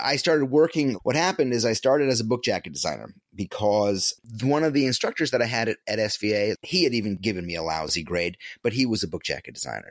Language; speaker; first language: English; native; English